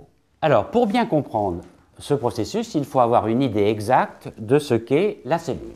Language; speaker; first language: French; native; French